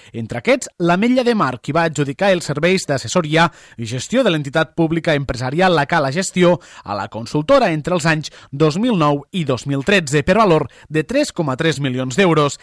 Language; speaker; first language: Catalan; native; Catalan